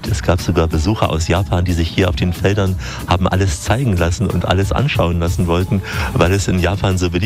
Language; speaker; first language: German; native; German